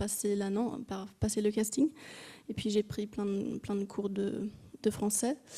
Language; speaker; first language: French; non-native, fluent; German